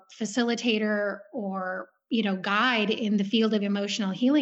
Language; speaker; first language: English; native; English